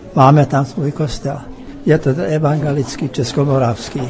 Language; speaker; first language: Czech; early bilingual, heritage; English